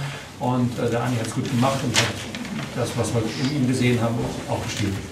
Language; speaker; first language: German; native; German